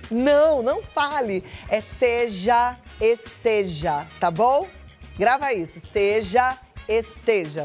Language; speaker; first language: Portuguese; native; Portuguese